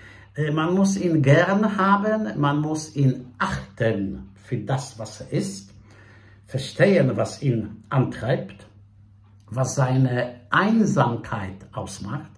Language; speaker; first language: German; non-native, fluent; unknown